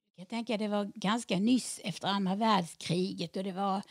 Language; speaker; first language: Swedish; native; Swedish